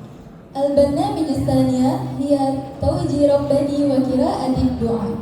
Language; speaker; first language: Arabic; non-native, learner; Indonesian